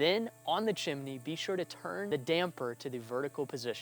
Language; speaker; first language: English; native; English